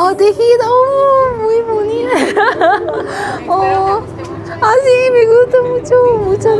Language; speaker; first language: Spanish; non-native, learner; Korean